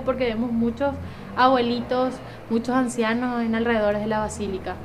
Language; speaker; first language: Spanish; native; Spanish